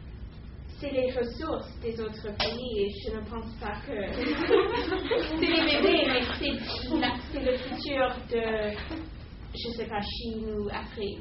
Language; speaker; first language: French; non-native, learner; English